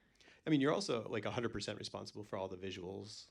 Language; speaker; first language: English; native; English